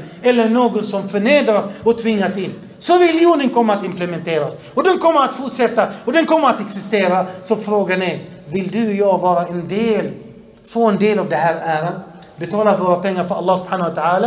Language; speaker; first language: Swedish; early bilingual, other home language; Arabic